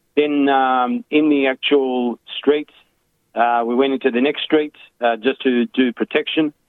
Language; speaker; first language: English; early bilingual, other home language; Macedonian